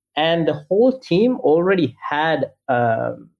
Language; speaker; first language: English; non-native, local second language; Sinhala